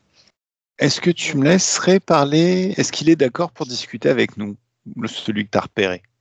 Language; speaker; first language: French; native; French